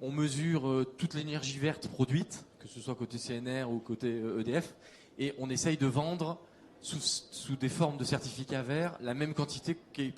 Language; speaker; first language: French; native; French